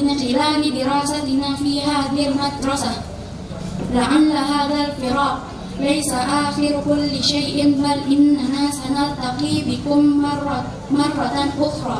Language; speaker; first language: Arabic; non-native, learner; Indonesian